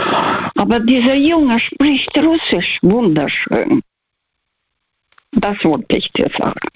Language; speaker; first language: German; non-native, local second language; Russian